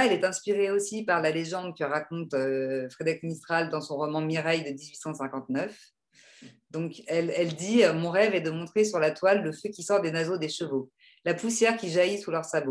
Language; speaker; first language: French; native; French